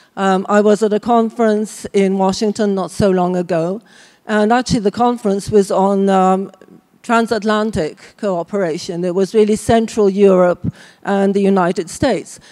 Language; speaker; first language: English; native; English